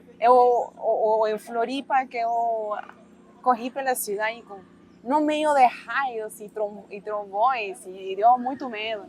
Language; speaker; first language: Portuguese; non-native, fluent; Spanish